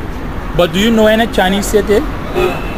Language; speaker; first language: English; non-native, learner; Chinese